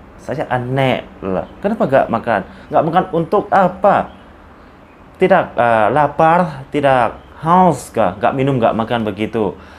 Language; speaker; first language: Indonesian; non-native, learner; Lao